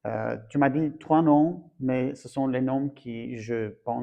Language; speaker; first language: French; non-native, fluent; Armenian